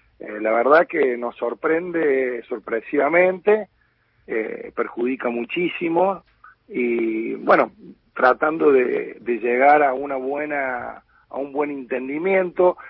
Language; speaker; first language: Spanish; native; Spanish